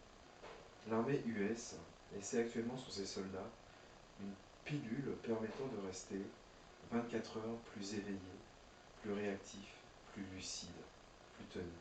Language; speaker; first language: French; native; French